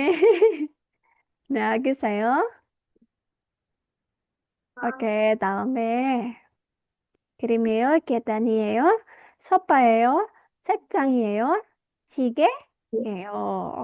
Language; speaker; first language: Korean; non-native, fluent; Indonesian